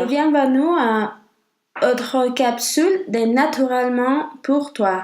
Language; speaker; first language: French; non-native, learner; Spanish